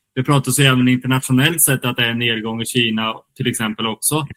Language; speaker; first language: Swedish; native; Swedish